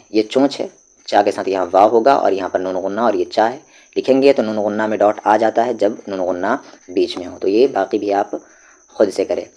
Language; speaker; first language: Urdu; native; Urdu